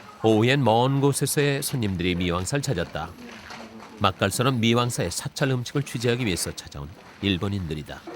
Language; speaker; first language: Korean; native; Korean